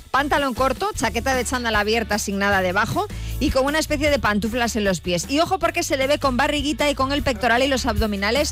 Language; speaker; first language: Spanish; native; Spanish